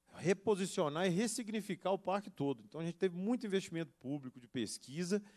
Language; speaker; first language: Portuguese; native; Portuguese